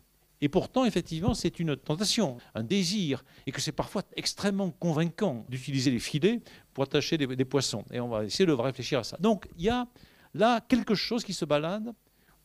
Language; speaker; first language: French; native; French